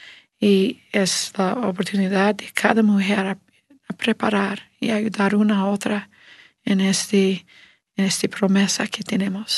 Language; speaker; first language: Spanish; non-native, learner; English